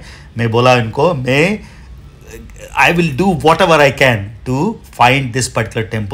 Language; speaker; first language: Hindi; non-native, local second language; Telugu